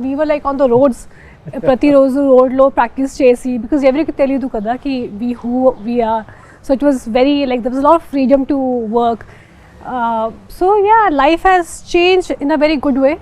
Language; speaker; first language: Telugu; non-native, fluent; Hindi